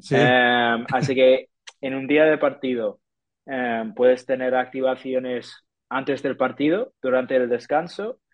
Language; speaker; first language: Spanish; non-native, fluent; English